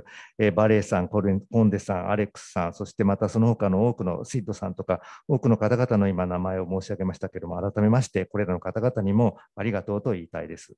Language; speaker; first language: Japanese; native; Japanese